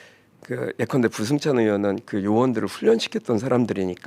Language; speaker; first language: Korean; native; Korean